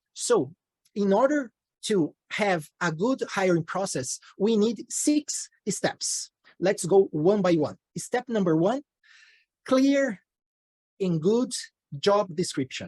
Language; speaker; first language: English; non-native, fluent; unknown